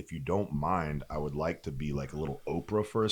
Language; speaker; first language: English; native; English